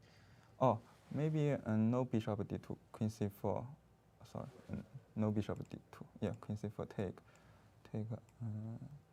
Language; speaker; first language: English; non-native, learner; Chinese